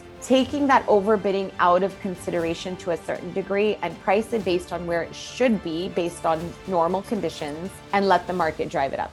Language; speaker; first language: English; native; English